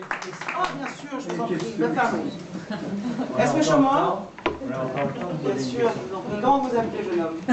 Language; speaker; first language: French; early bilingual, other home language; Persian